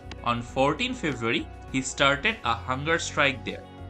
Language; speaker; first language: English; non-native, local second language; Bangla